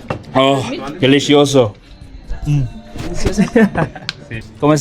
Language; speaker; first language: Spanish; non-native, learner; English